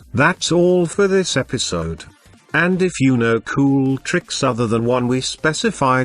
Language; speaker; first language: English; non-native, fluent; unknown